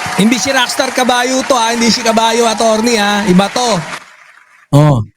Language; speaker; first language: Filipino; native; Filipino